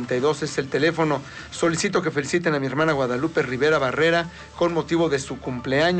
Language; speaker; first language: Spanish; native; Spanish